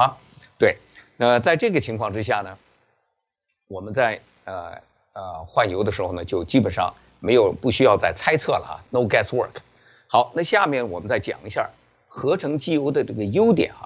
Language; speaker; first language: Chinese; native; Chinese